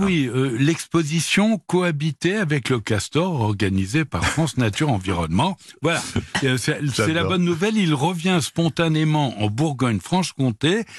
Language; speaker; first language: French; native; French